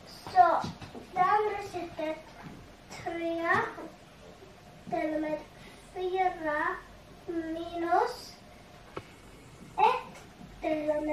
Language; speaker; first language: Swedish; non-native, learner; Tigrinya